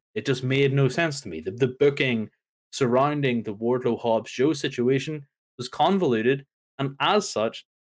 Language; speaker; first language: English; native; English